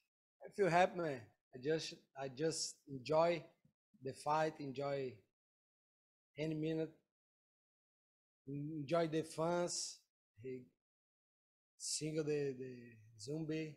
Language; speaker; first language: English; non-native, learner; Portuguese